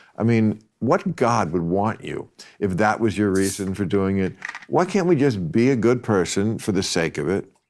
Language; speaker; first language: English; native; English